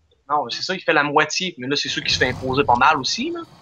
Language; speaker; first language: French; native; French